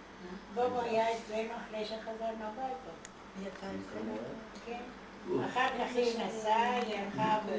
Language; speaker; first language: Hebrew; non-native, fluent; Hungarian